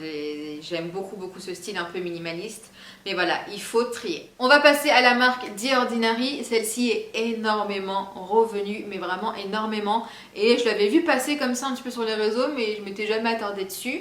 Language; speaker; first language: French; native; French